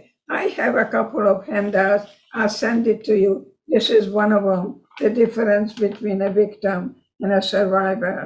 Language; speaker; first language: English; non-native, fluent; Hungarian